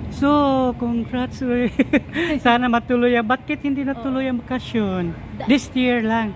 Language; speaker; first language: Filipino; native; Filipino